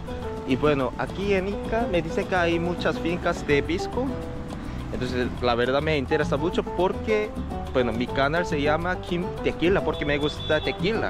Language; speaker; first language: Spanish; non-native, fluent; Korean